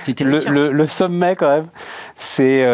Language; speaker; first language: French; native; French